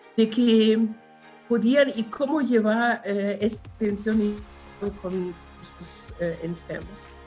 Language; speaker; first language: Spanish; non-native, fluent; German